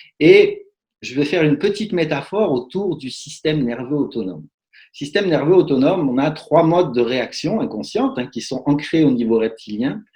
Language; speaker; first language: French; native; French